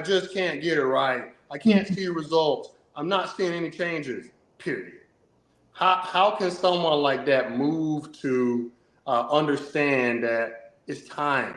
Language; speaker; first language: English; native; English